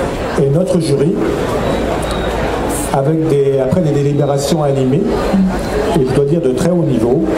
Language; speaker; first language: French; native; French